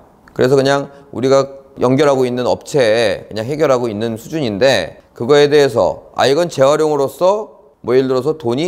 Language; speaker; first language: Korean; native; Korean